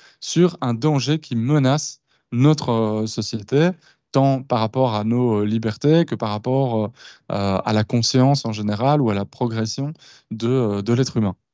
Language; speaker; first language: French; native; French